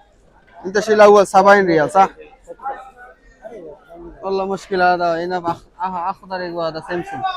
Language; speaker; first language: Arabic; non-native, learner; Bangla